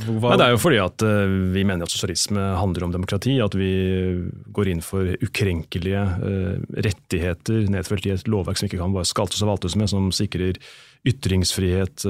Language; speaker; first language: Norwegian; native; Norwegian